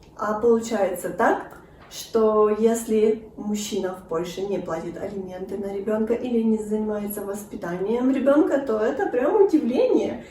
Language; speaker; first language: Russian; native; Russian